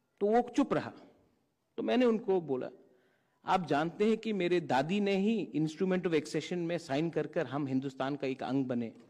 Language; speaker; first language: Hindi; non-native, local second language; Kok Borok